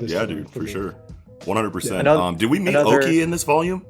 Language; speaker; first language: English; native; English